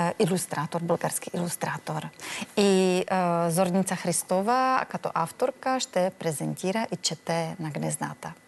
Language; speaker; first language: Bulgarian; non-native, learner; Czech